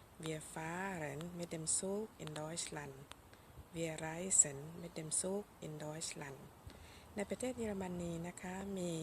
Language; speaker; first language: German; non-native, fluent; Thai